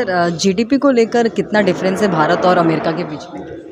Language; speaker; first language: Hindi; native; Hindi